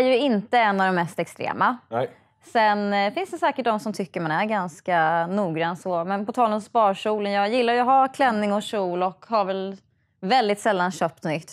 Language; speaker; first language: Swedish; native; Swedish